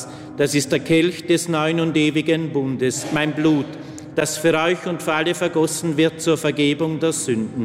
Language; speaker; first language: German; native; German